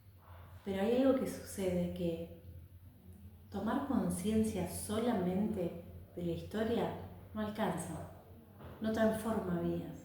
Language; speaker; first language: Spanish; native; Spanish